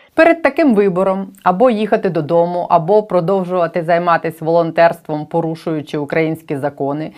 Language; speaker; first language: Ukrainian; native; Ukrainian